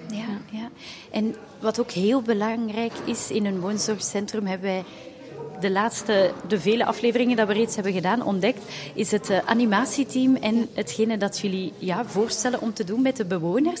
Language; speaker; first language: Dutch; native; Dutch